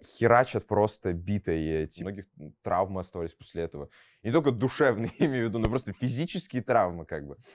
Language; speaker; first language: Russian; native; Russian